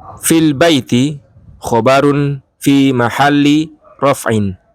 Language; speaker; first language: Arabic; non-native, learner; Indonesian